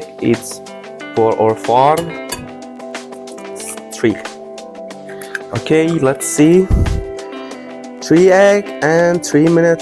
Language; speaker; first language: English; non-native, learner; Persian